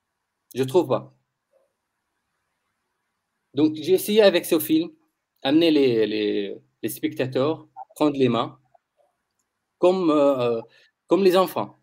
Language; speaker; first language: French; non-native, learner; Arabic